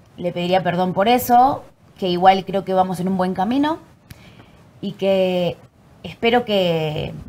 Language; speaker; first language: Spanish; native; Spanish